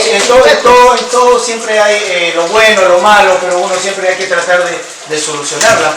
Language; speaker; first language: Spanish; native; Spanish